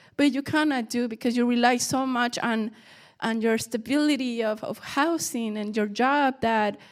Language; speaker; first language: English; early bilingual, other home language; Spanish